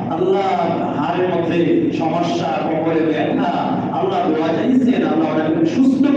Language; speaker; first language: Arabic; non-native, fluent; Bangla